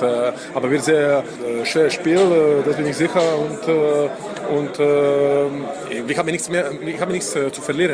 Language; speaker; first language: German; non-native, fluent; Slovenian